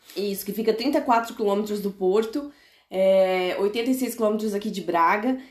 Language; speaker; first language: Portuguese; native; Portuguese